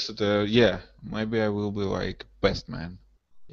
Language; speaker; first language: English; non-native, learner; Russian